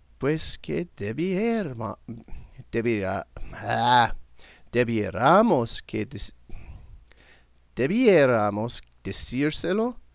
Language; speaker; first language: Spanish; non-native, learner; English